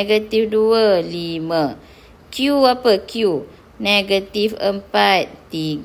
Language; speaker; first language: Malay; native; Malay